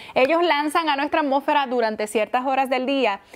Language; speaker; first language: Spanish; native; Spanish